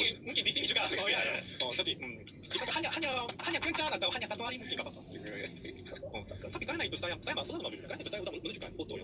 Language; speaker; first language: Indonesian; non-native, learner; Korean